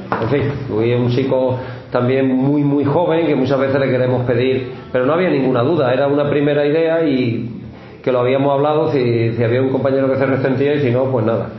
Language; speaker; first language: Spanish; native; Spanish